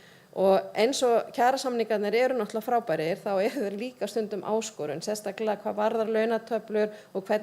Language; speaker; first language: Icelandic; native; Icelandic